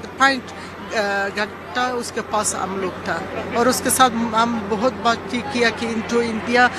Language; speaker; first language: Hindi; non-native, learner; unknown